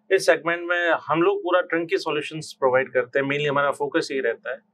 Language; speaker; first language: Hindi; native; Hindi